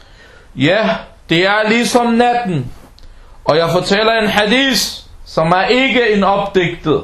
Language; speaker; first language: Danish; early bilingual, other home language; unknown